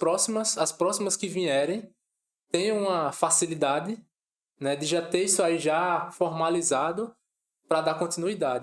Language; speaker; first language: Portuguese; native; Portuguese